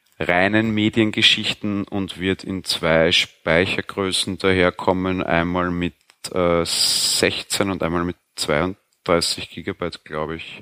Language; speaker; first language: German; native; German